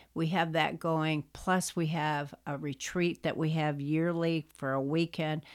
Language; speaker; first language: English; native; English